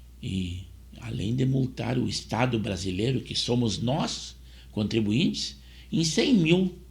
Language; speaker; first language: Portuguese; native; Portuguese